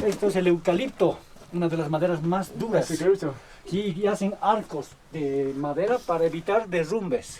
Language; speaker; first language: Spanish; native; Spanish